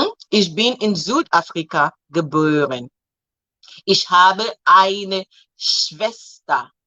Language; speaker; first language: German; non-native, fluent; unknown